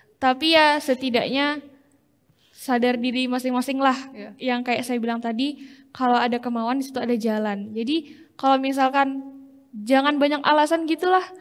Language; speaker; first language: Indonesian; native; Indonesian